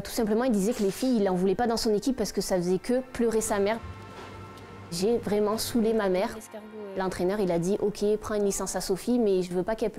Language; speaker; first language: French; native; French